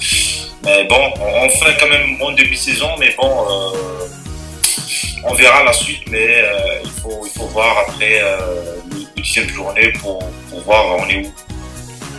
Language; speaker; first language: French; non-native, local second language; Malagasy